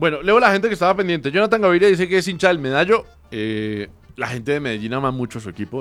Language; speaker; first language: Spanish; native; Spanish